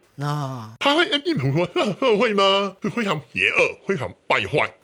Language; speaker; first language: Chinese; native; Chinese